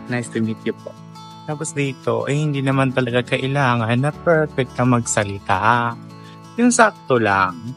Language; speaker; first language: Filipino; non-native, local second language; Cebuano